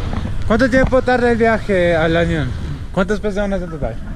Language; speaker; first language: Spanish; non-native, learner; German